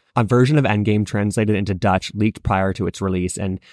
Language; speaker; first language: English; native; English